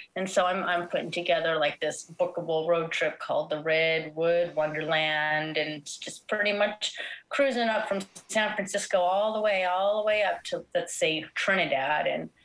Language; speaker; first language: English; native; English